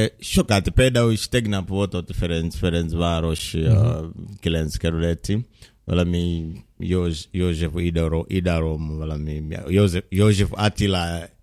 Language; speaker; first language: Hungarian; non-native, learner; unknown